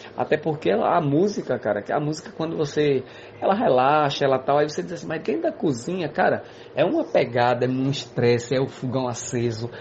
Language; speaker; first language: Portuguese; native; Portuguese